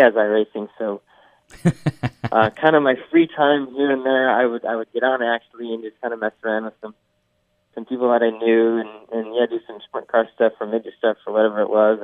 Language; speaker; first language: English; native; English